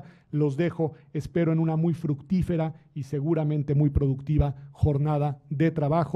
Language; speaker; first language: Spanish; native; Spanish